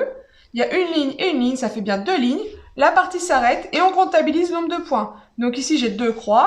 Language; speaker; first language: French; native; French